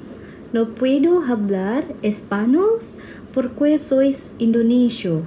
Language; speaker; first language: Spanish; non-native, learner; Indonesian